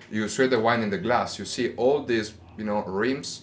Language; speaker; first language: English; non-native, fluent; Italian